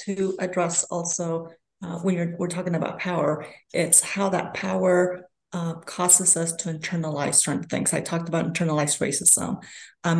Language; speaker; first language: English; early bilingual, other home language; Spanish